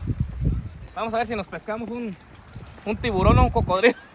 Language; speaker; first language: Spanish; native; Spanish